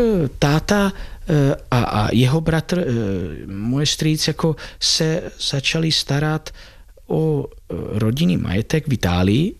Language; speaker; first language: Czech; non-native, learner; Italian